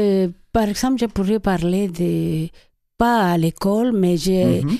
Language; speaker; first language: French; non-native, learner; Spanish